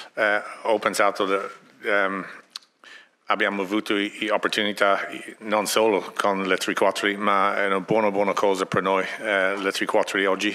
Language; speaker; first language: Italian; non-native, learner; English